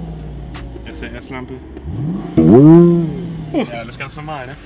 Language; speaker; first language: German; native; German